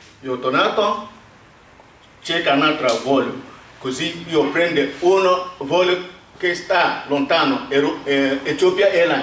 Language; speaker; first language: Italian; non-native, learner; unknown